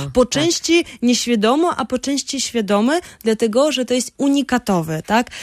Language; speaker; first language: Polish; non-native, fluent; Russian